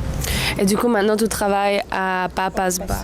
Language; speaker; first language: French; non-native, fluent; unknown